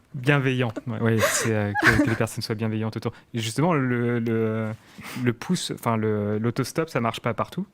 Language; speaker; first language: French; native; French